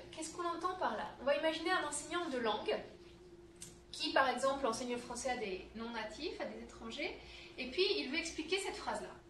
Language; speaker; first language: French; native; French